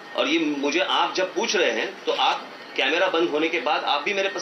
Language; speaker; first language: Hindi; non-native, local second language; Marathi